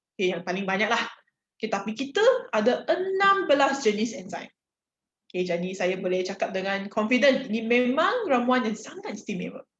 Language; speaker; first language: Malay; non-native, local second language; Chinese